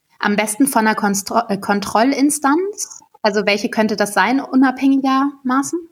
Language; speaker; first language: German; native; German